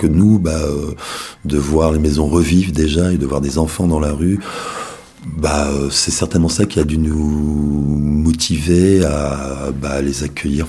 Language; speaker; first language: French; native; French